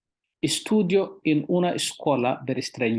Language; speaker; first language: Italian; non-native, fluent; Somali